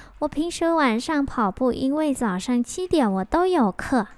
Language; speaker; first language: Chinese; non-native, fluent; Vietnamese